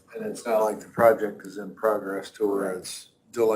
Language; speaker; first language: English; native; English